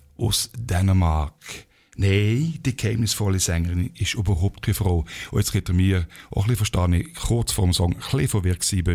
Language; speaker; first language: German; native; German